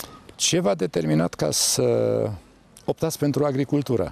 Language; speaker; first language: Romanian; native; Romanian